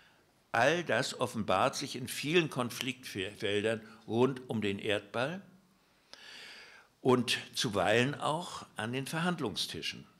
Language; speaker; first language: German; native; German